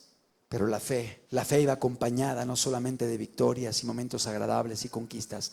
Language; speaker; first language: Spanish; native; Spanish